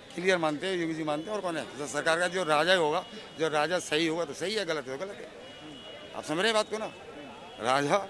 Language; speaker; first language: Hindi; native; Hindi